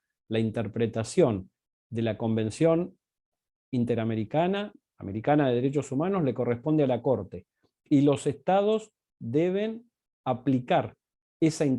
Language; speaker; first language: Spanish; native; Spanish